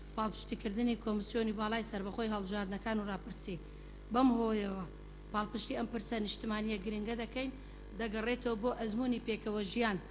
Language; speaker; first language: Central Kurdish; non-native, local second language; Turkish